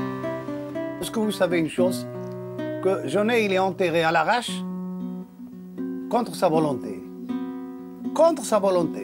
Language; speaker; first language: French; non-native, local second language; Arabic